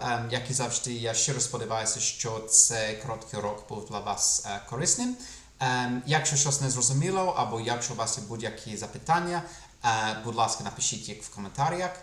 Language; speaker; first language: Ukrainian; non-native, fluent; English